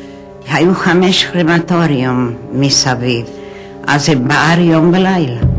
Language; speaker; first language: Hebrew; non-native, fluent; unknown